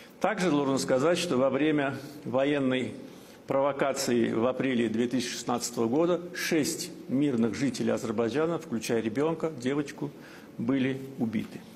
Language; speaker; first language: Russian; non-native, local second language; Azerbaijani